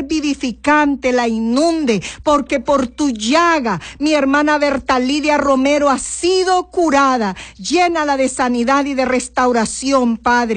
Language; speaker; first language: Spanish; native; Spanish